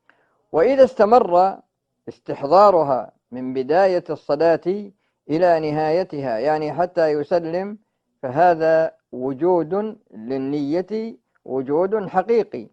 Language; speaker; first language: Arabic; native; Arabic